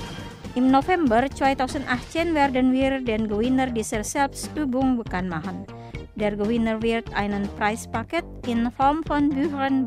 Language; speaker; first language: German; non-native, fluent; Indonesian